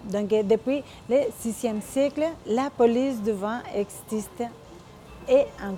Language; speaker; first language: French; non-native, fluent; Spanish